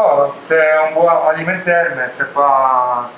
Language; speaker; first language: French; non-native, learner; Italian